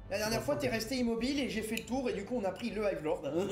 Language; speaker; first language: French; native; French